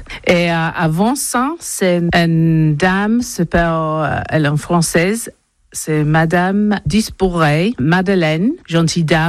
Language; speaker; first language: French; non-native, learner; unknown